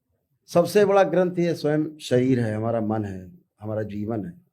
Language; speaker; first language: Hindi; native; Hindi